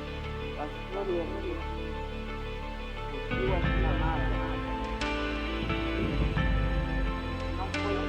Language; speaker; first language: Portuguese; non-native, local second language; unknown